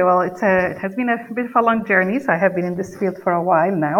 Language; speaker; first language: English; non-native, fluent; Arabic